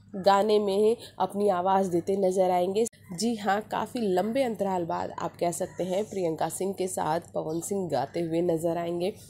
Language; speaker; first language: Hindi; native; Hindi